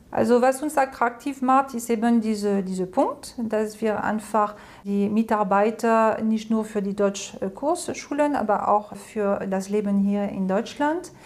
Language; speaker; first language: German; non-native, fluent; French